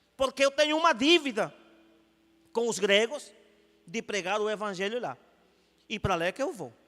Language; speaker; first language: Portuguese; non-native, fluent; Spanish